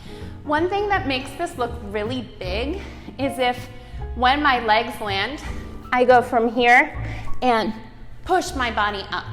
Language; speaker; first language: English; native; English